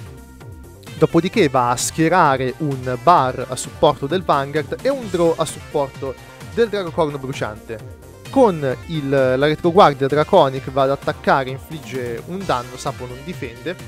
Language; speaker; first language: Italian; native; Italian